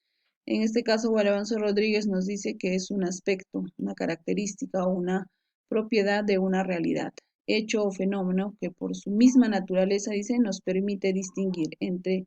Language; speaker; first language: Spanish; native; Spanish